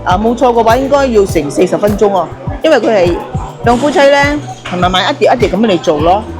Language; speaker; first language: Cantonese; native; Cantonese